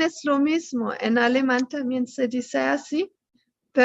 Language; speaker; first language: Spanish; non-native, fluent; German